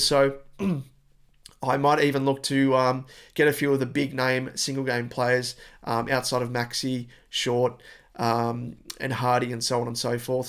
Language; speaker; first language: English; native; English